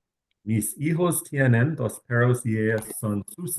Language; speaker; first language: Spanish; non-native, learner; English